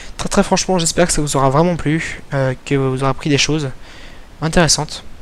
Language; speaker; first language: French; native; French